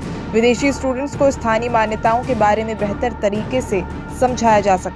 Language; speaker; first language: Hindi; native; Hindi